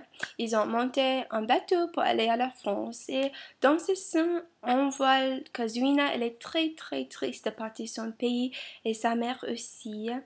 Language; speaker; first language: French; non-native, learner; English